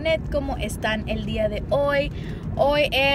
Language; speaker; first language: Spanish; early bilingual, heritage; Spanish